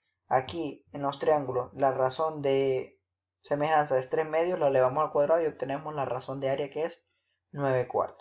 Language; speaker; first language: Spanish; native; Spanish